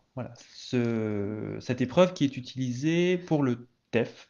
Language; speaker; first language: French; native; French